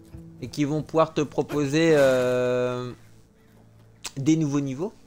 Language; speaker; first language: French; native; French